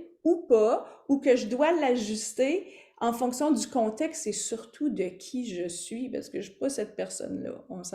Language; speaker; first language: French; native; French